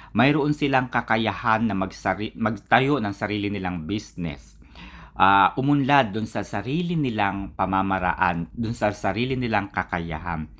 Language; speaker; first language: Filipino; native; Filipino